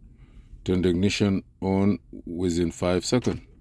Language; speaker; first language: English; non-native, fluent; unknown